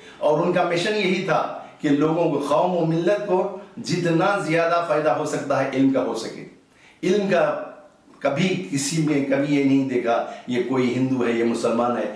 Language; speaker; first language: Urdu; native; Urdu